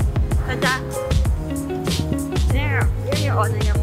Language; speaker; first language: Korean; non-native, learner; Cantonese